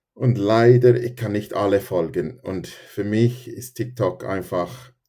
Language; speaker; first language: German; non-native, fluent; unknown